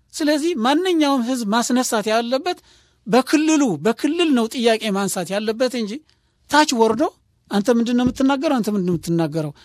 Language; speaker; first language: Amharic; non-native, local second language; Tigrinya